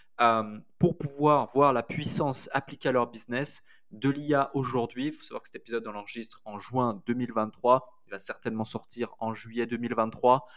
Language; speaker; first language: French; native; French